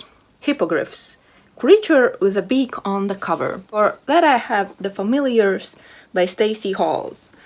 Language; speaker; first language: English; non-native, fluent; Latvian